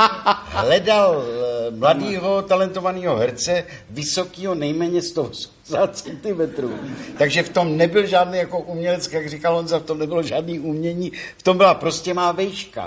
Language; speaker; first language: Czech; native; Czech